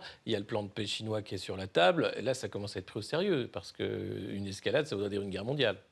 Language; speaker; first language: French; native; French